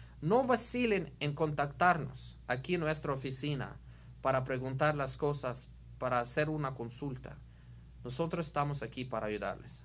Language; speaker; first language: Spanish; non-native, fluent; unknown